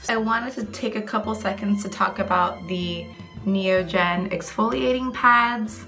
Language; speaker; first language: English; native; English